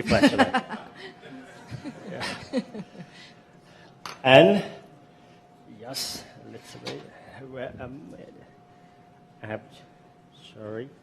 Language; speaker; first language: English; non-native, fluent; Thai